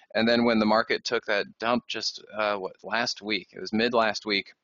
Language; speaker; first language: English; native; English